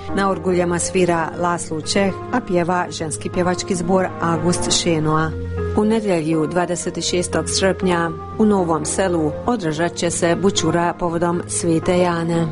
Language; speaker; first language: Croatian; early bilingual, heritage; Croatian